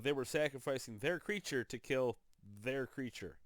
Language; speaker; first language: English; native; English